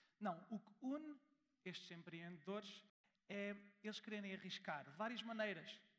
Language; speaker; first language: Portuguese; early bilingual, heritage; German